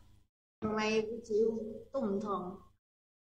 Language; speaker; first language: Cantonese; non-native, learner; Indonesian